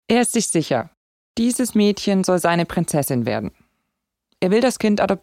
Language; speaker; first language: German; native; German